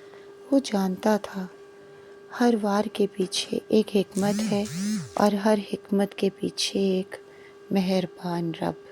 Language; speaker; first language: Urdu; native; Urdu